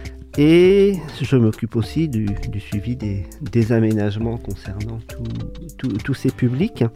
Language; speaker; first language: French; native; French